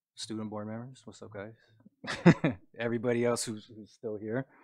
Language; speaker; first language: English; native; English